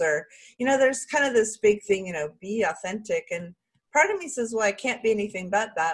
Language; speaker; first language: English; native; English